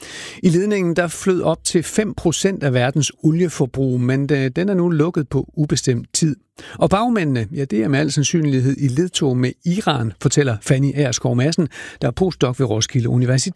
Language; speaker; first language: Danish; native; Danish